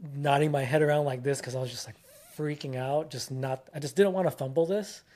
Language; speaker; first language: English; early bilingual, other home language; Filipino